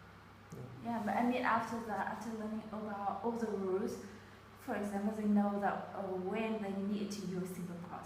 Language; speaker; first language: English; non-native, fluent; Vietnamese